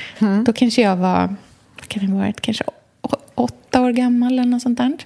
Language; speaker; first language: Swedish; native; Swedish